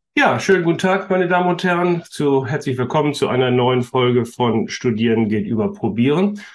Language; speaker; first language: German; native; German